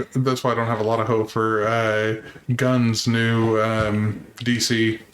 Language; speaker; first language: English; native; English